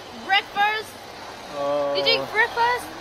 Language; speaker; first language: English; non-native, learner; Korean